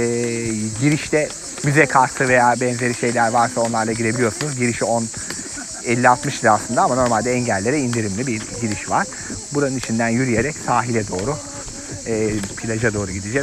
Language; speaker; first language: Turkish; native; Turkish